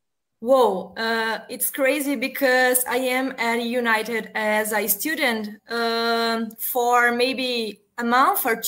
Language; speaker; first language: English; non-native, learner; Portuguese